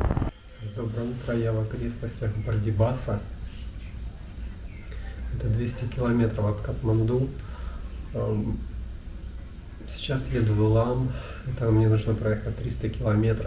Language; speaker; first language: Russian; native; Russian